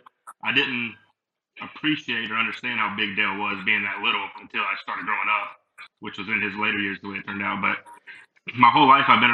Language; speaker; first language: English; native; English